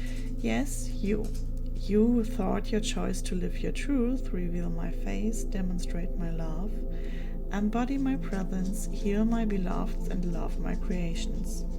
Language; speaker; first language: English; non-native, fluent; German